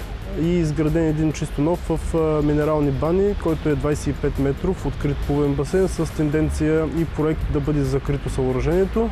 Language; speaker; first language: Bulgarian; native; Bulgarian